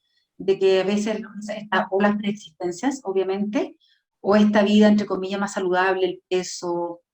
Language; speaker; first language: Spanish; native; Spanish